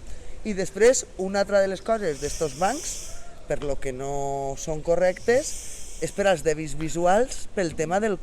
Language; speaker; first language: Catalan; native; Catalan